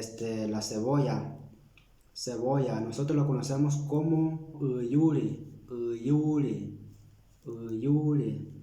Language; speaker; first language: Spanish; non-native, local second language; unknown